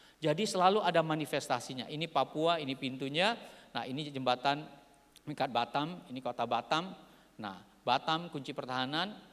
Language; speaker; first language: Indonesian; native; Indonesian